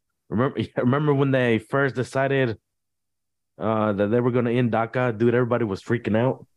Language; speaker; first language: English; early bilingual, other home language; Spanish